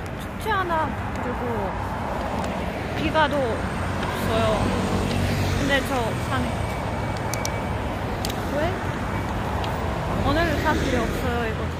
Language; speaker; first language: Korean; non-native, learner; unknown